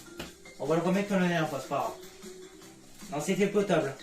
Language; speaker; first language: French; native; French